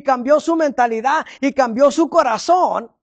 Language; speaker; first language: Spanish; early bilingual, heritage; Spanish